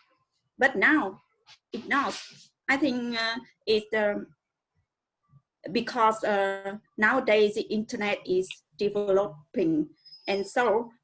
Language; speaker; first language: English; non-native, learner; Vietnamese